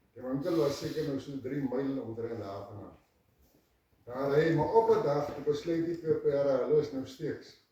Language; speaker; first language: Afrikaans; native; Afrikaans